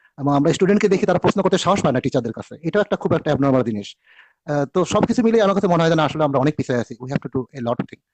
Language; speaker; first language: Bangla; native; Bangla